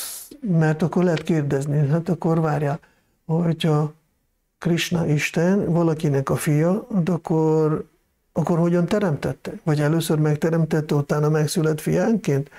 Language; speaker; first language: Hungarian; non-native, fluent; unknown